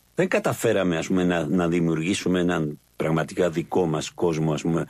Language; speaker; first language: Greek; non-native, fluent; Spanish